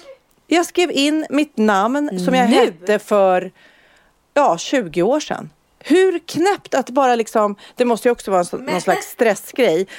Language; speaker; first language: Swedish; native; Swedish